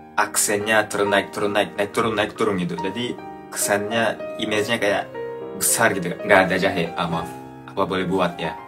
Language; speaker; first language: Indonesian; non-native, fluent; Japanese